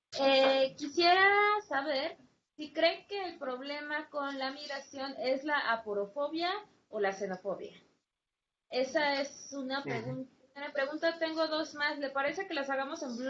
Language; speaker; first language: Spanish; native; Spanish